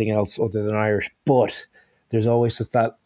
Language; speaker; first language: English; native; English